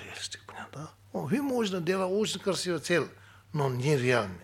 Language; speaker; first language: Russian; non-native, learner; Tibetan